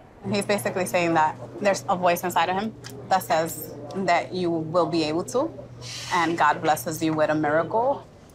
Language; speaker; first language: English; early bilingual, other home language; Spanish